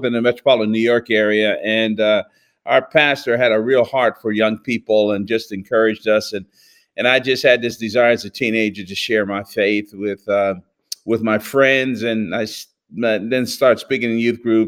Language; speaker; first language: English; native; English